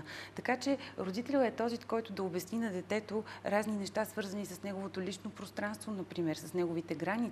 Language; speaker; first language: Bulgarian; native; Bulgarian